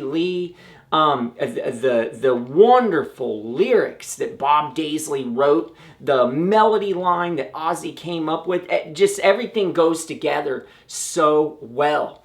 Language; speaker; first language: English; native; English